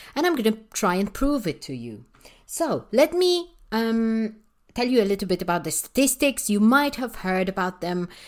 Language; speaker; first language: English; non-native, fluent; Polish